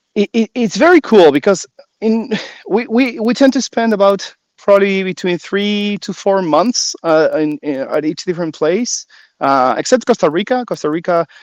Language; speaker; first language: English; non-native, fluent; Spanish